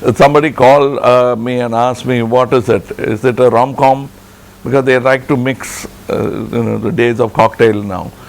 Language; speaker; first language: English; non-native, local second language; Tamil